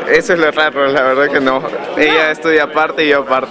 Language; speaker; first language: Spanish; native; Spanish